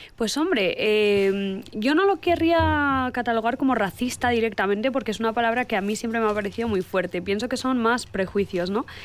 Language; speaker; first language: Spanish; early bilingual, other home language; Arabic